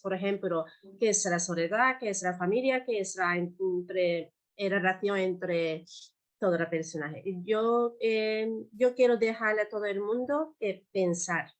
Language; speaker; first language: Spanish; non-native, learner; Japanese